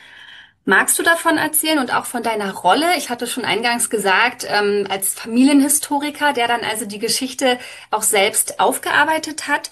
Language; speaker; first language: German; native; German